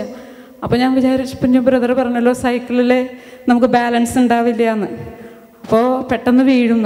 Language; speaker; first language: Malayalam; native; Malayalam